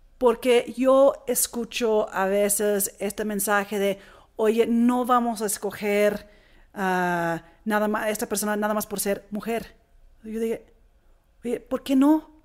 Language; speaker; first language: Spanish; non-native, fluent; English